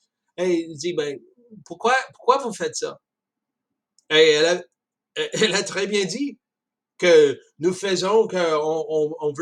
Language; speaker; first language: French; non-native, fluent; English